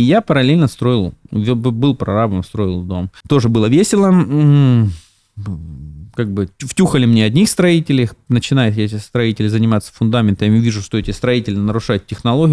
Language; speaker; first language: Russian; native; Russian